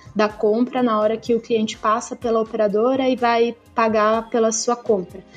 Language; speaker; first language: Portuguese; native; Portuguese